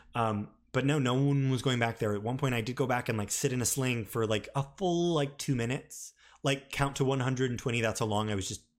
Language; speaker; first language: English; native; English